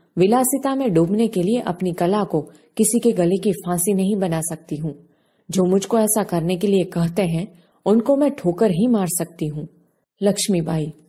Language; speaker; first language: Hindi; non-native, local second language; Gujarati